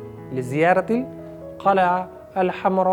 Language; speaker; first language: Arabic; non-native, fluent; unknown